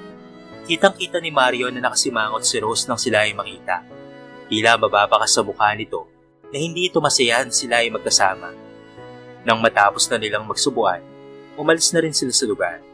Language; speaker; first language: Filipino; native; Filipino